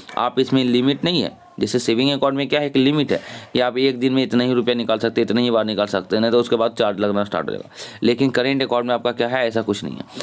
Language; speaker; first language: Hindi; native; Hindi